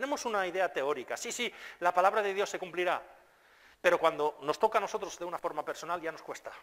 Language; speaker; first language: Spanish; non-native, fluent; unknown